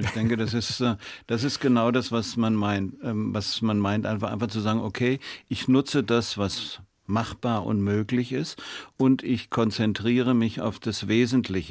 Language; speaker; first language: German; native; German